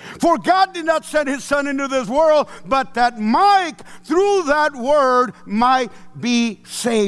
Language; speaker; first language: English; early bilingual, other home language; Spanish